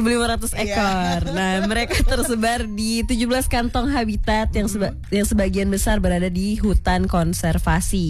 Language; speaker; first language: Indonesian; native; Indonesian